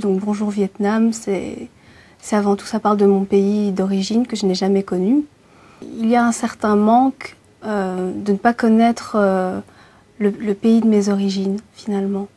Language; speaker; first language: French; early bilingual, other home language; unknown